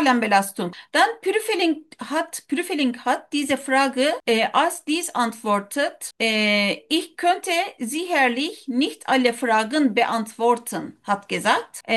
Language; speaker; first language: German; non-native, learner; Turkish